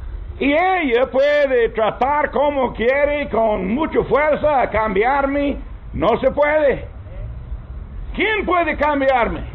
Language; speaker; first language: Spanish; non-native, fluent; English